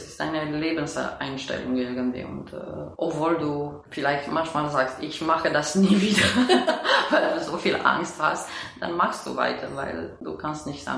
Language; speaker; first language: German; non-native, fluent; Romanian